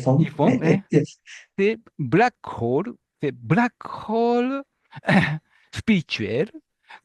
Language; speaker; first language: French; non-native, fluent; Japanese